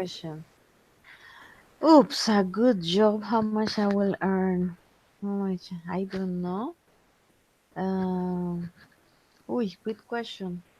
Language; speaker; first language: English; non-native, fluent; Spanish